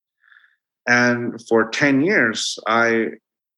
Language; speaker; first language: English; non-native, fluent; Spanish